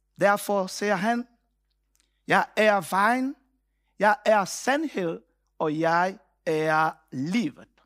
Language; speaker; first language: Danish; non-native, fluent; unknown